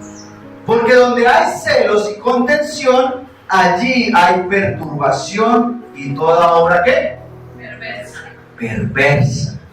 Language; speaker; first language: Spanish; native; Spanish